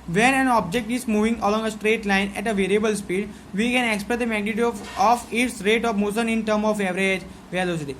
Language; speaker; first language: English; non-native, local second language; Gujarati